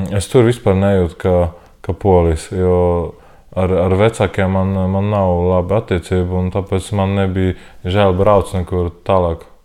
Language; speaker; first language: Latvian; non-native, learner; Polish